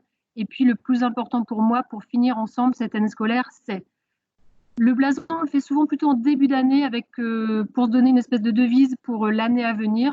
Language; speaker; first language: French; native; French